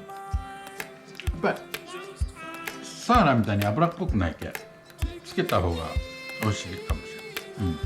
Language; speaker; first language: Japanese; native; Japanese